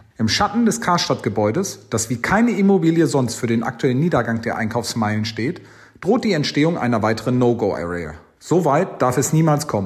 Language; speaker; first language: German; native; German